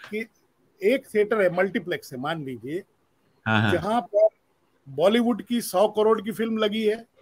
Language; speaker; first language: Hindi; non-native, local second language; Marathi